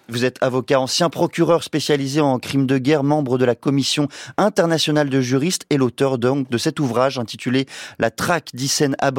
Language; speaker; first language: French; native; French